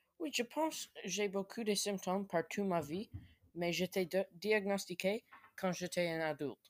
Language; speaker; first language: French; non-native, learner; English